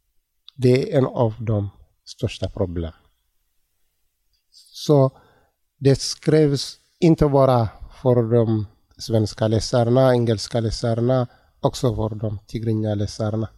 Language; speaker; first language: Swedish; non-native, learner; Tigrinya